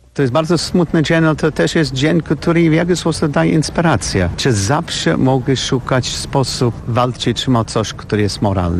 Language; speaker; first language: Polish; non-native, learner; English